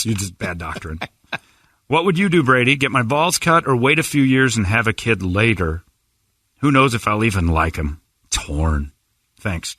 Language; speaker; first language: English; native; English